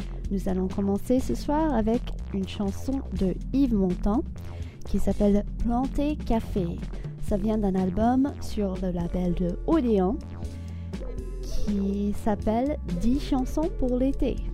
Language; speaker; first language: French; non-native, fluent; English